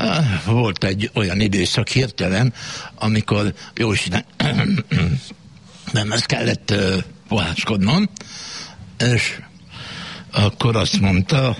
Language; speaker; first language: Hungarian; native; Hungarian